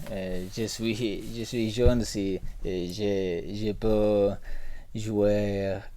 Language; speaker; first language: French; non-native, learner; Spanish